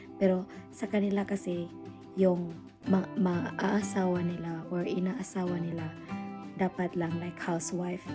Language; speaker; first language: Filipino; non-native, local second language; Cebuano